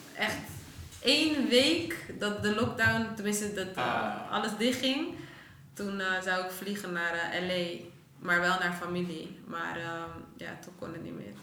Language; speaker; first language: Dutch; early bilingual, other home language; Persian